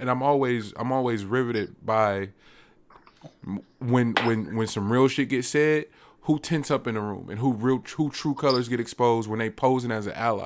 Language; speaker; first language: English; native; English